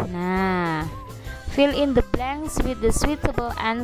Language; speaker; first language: English; non-native, fluent; Indonesian